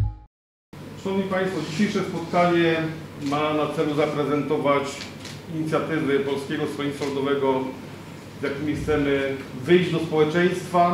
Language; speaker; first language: Polish; native; Polish